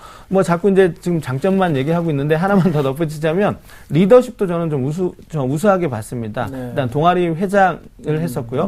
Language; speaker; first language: Korean; native; Korean